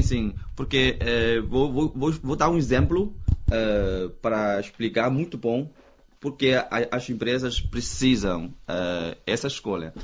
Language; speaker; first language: Portuguese; non-native, fluent; Chinese